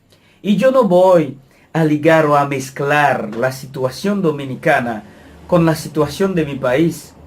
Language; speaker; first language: Spanish; non-native, fluent; Haitian Creole